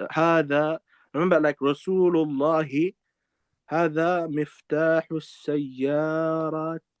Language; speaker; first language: Arabic; non-native, fluent; English